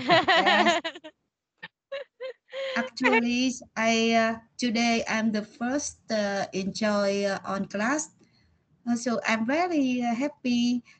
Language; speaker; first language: English; non-native, learner; Vietnamese